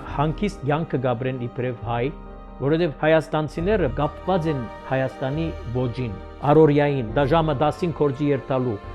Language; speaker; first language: Armenian; early bilingual, heritage; Armenian